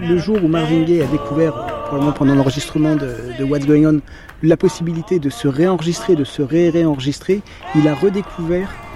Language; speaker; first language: French; native; French